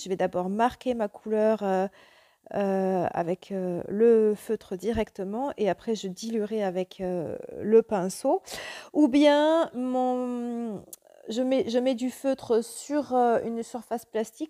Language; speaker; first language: French; native; French